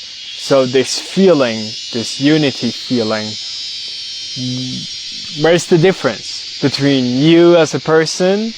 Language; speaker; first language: English; non-native, fluent; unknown